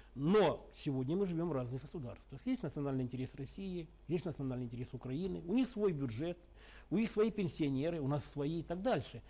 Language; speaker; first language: Russian; native; Russian